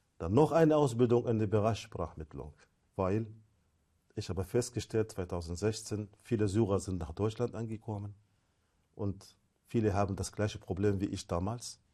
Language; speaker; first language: German; non-native, fluent; Arabic